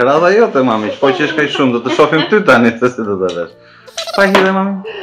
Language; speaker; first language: Albanian; native; Albanian